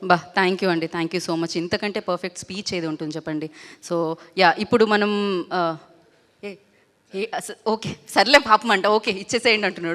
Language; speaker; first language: Telugu; native; Telugu